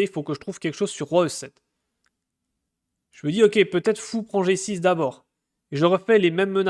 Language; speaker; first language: French; native; French